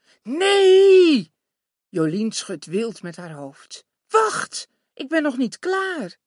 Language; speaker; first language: Dutch; native; Dutch